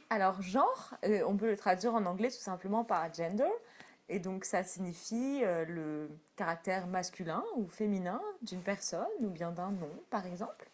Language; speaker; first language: French; native; French